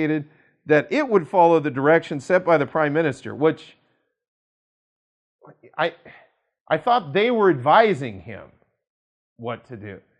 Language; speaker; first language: English; native; English